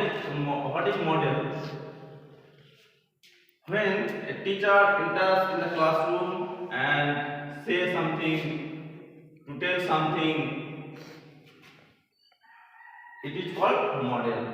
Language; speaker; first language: English; non-native, local second language; Bangla